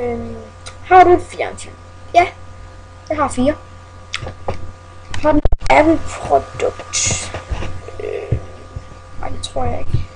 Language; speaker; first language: Danish; early bilingual, other home language; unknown